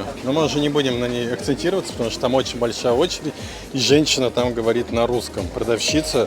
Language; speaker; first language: Russian; native; Russian